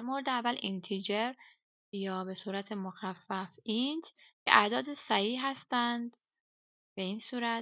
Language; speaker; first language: Persian; native; Persian